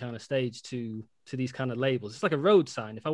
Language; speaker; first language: English; native; English